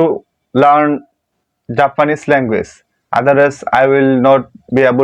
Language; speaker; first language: English; non-native, learner; Bangla